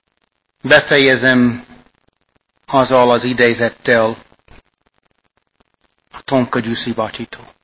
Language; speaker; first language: Hungarian; non-native, fluent; English